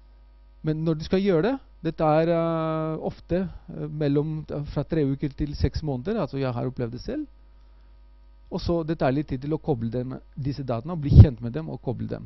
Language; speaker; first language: Norwegian; non-native, fluent; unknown